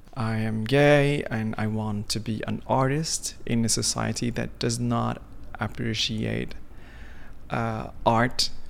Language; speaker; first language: English; non-native, fluent; Arabic